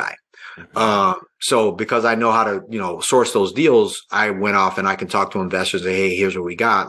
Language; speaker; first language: English; native; English